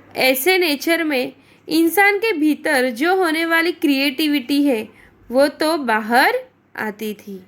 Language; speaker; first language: Hindi; non-native, local second language; Marathi